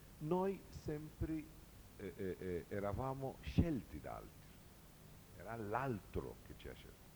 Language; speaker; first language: Italian; non-native, learner; Portuguese